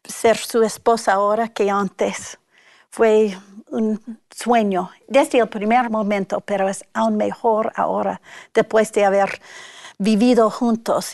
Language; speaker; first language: Spanish; non-native, fluent; English